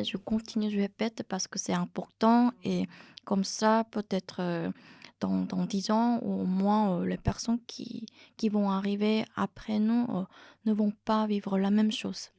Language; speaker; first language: French; non-native, fluent; Korean